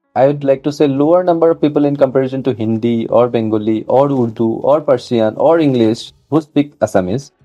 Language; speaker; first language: English; non-native, local second language; Assamese